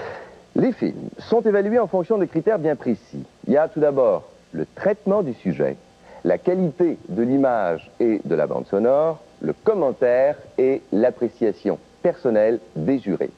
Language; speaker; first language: French; native; French